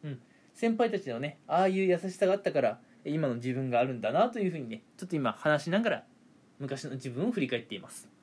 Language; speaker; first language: Japanese; native; Japanese